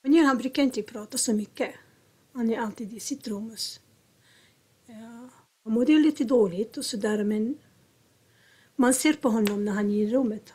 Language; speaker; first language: Swedish; non-native, learner; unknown